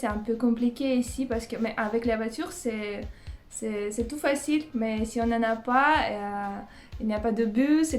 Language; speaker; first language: French; non-native, fluent; Russian